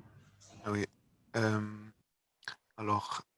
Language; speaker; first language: French; non-native, learner; Portuguese